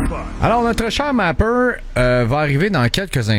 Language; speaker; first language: French; native; French